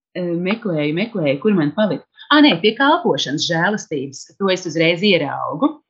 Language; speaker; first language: Latvian; native; Latvian